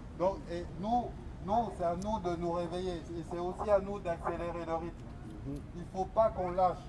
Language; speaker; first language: French; native; French